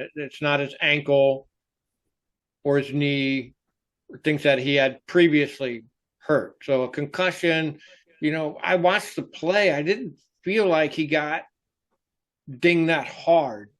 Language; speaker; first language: English; native; English